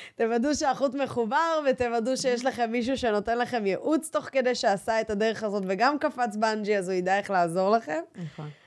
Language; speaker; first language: Hebrew; native; Hebrew